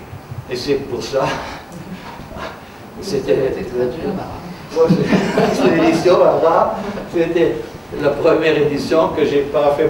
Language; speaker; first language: French; non-native, fluent; German